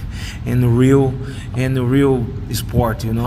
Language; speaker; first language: English; non-native, learner; Portuguese